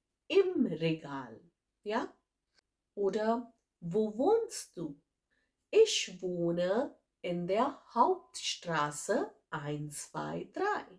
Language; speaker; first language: German; non-native, fluent; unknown